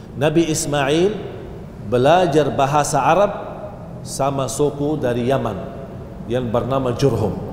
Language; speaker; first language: Malay; non-native, fluent; Arabic